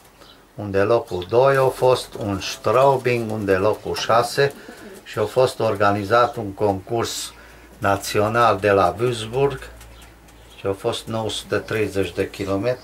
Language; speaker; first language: Romanian; non-native, local second language; Hungarian